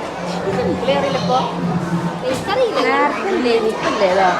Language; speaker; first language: Malayalam; native; Malayalam